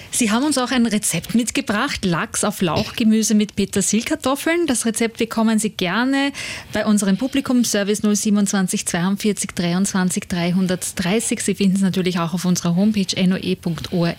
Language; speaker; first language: German; native; German